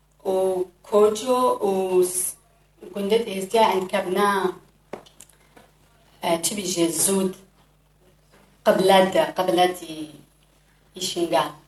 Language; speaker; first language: German; non-native, learner; Kurdish